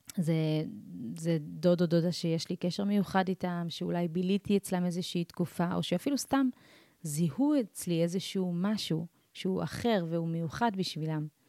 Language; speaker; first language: Hebrew; early bilingual, other home language; Amharic